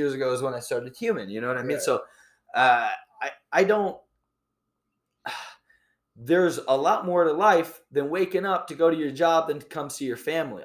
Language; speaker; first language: English; native; English